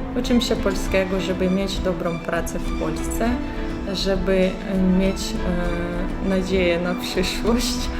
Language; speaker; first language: Polish; non-native, learner; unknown